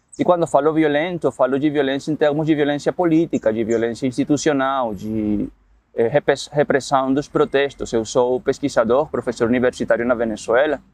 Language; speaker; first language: Portuguese; non-native, fluent; Spanish